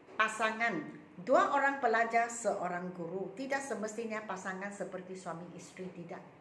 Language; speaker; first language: Malay; non-native, local second language; Chinese